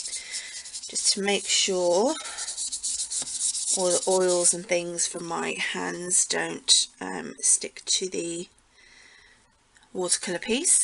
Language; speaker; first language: English; native; English